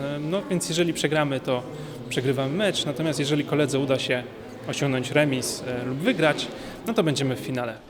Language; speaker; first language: Polish; native; Polish